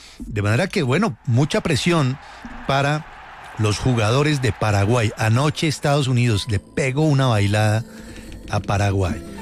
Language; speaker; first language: Spanish; native; Spanish